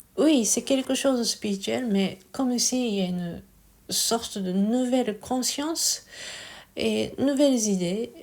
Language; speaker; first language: French; non-native, fluent; Japanese